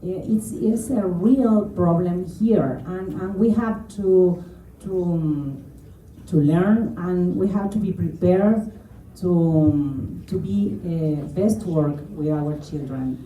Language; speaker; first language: English; non-native, learner; Spanish